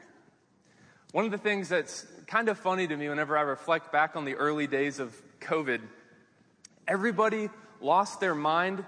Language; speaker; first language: English; native; English